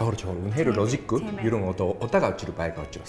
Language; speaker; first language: Mongolian; non-native, fluent; Japanese